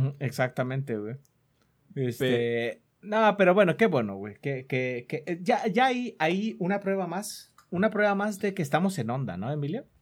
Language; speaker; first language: Spanish; native; Spanish